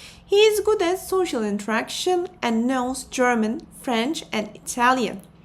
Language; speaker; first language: English; non-native, fluent; Turkish